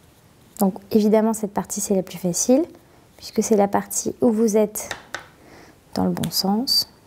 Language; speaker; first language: French; native; French